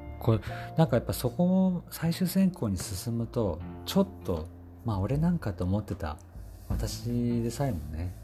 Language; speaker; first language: Japanese; native; Japanese